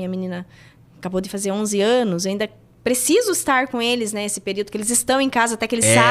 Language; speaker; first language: Portuguese; native; Portuguese